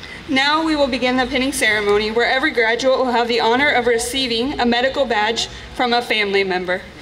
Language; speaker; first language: English; native; English